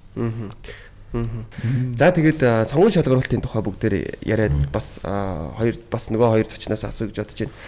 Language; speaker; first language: Mongolian; native; Mongolian